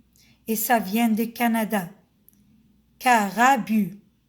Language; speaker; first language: French; non-native, fluent; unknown